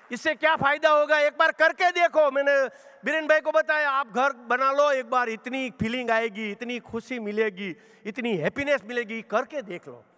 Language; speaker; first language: Hindi; non-native, local second language; Gujarati